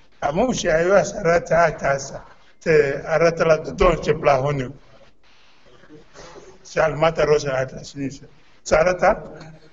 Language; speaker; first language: Romanian; non-native, learner; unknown